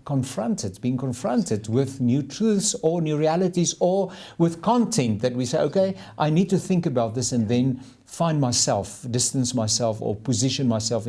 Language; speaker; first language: English; non-native, local second language; Afrikaans